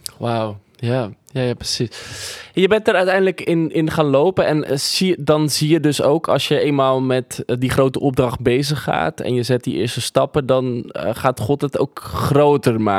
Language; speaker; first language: Dutch; native; Dutch